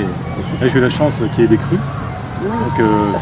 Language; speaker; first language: French; native; French